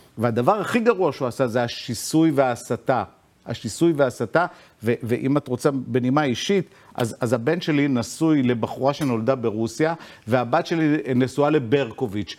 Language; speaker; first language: Hebrew; native; Hebrew